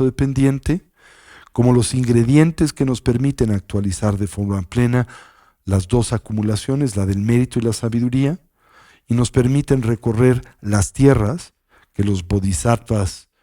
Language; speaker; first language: Spanish; native; Spanish